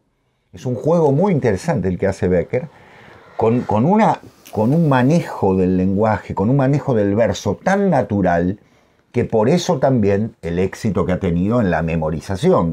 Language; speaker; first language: Spanish; native; Spanish